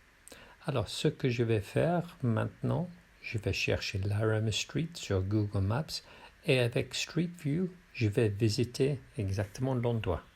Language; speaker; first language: French; non-native, fluent; English